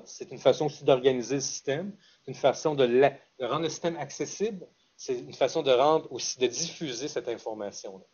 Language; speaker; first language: French; native; French